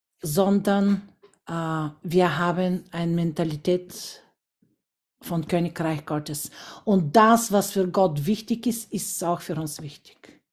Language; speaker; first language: German; non-native, fluent; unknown